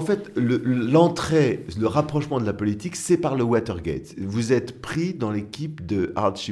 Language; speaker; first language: French; native; French